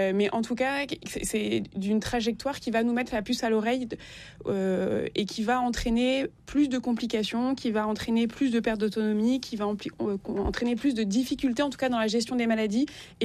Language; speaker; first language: French; native; French